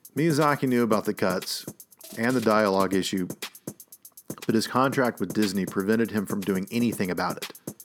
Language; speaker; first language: English; native; English